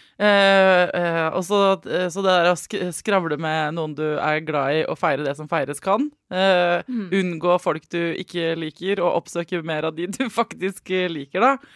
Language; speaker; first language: Norwegian; native; Norwegian